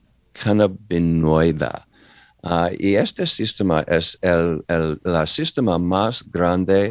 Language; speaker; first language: Spanish; non-native, learner; English